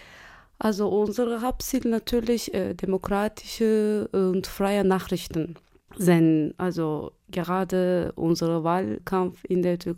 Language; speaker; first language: German; non-native, fluent; Turkish